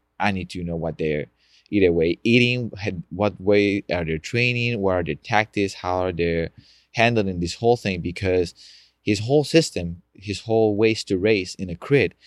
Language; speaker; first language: English; non-native, fluent; Spanish